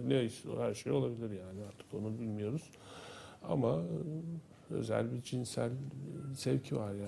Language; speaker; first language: Turkish; native; Turkish